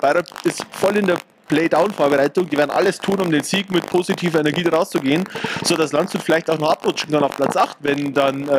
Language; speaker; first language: German; native; German